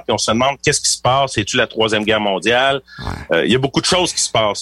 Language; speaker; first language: French; native; French